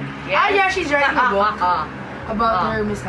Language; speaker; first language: English; non-native, local second language; Filipino